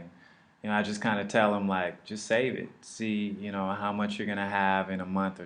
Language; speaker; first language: English; native; English